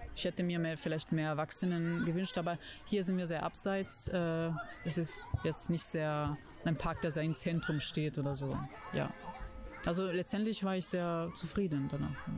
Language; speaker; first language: German; non-native, fluent; Italian